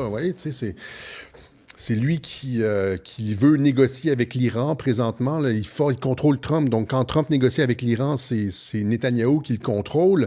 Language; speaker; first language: French; native; French